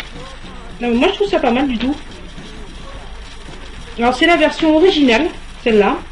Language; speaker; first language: French; native; French